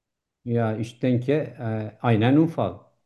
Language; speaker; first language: German; non-native, learner; Turkish